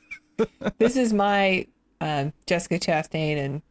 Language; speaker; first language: English; native; English